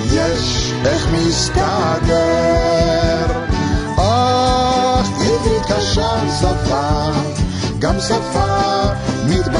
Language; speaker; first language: Hebrew; non-native, learner; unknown